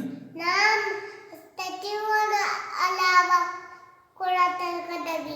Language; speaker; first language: Arabic; non-native, learner; Urdu